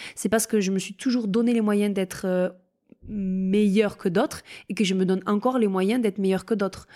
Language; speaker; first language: French; native; French